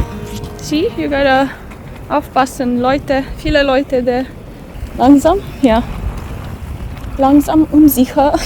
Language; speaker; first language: German; non-native, learner; Slovenian